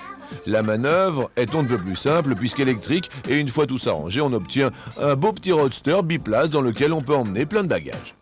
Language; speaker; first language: French; native; French